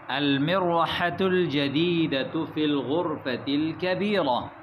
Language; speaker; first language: Arabic; non-native, fluent; Urdu